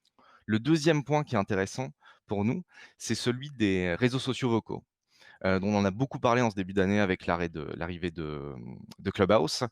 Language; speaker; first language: French; native; French